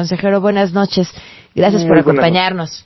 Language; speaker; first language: Spanish; native; Spanish